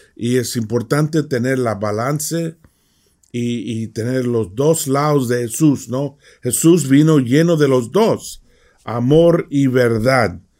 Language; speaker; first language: Spanish; early bilingual, heritage; Spanish